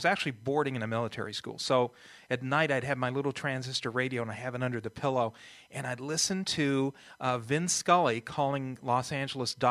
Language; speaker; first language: English; early bilingual, other home language; Italian